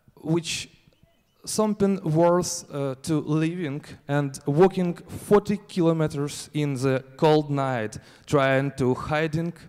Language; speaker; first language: English; non-native, learner; Russian